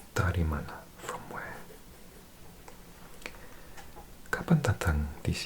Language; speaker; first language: Indonesian; non-native, learner; Welsh